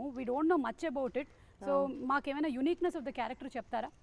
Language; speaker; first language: Telugu; native; Telugu